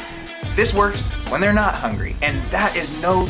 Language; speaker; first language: English; native; English